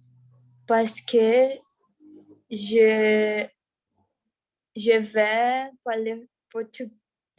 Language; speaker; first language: French; non-native, learner; Portuguese